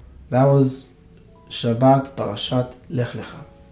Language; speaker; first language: English; non-native, fluent; Hebrew